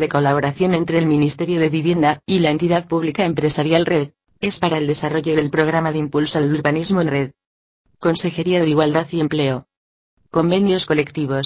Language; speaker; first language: Spanish; native; Spanish